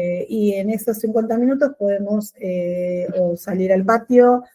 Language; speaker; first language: Spanish; native; Spanish